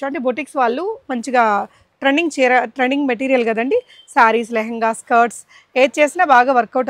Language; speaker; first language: Telugu; native; Telugu